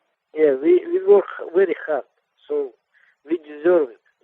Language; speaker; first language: English; non-native, learner; Russian